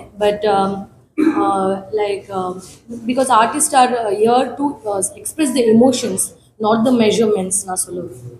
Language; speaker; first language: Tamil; non-native, learner; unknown